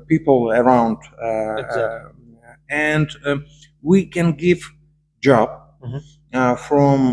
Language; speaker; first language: English; non-native, learner; Russian